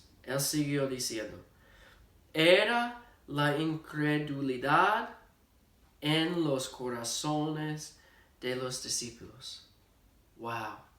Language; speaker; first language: Spanish; non-native, fluent; English